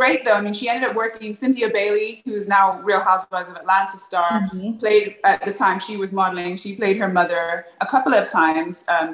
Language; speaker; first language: English; native; English